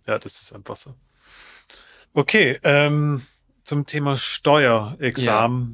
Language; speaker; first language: German; native; German